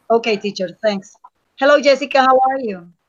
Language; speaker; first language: English; non-native, learner; Spanish